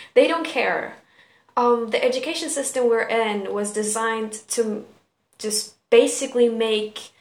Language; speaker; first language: English; non-native, fluent; Turkish